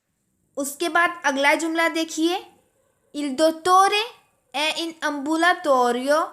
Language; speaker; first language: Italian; non-native, fluent; Urdu